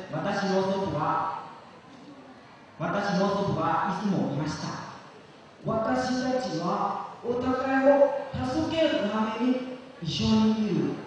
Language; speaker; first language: Japanese; non-native, learner; Lao